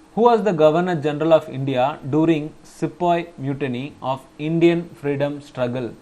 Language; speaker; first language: English; non-native, local second language; Tamil